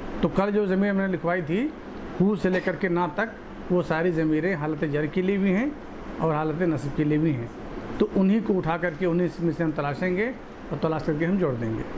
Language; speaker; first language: Urdu; native; Urdu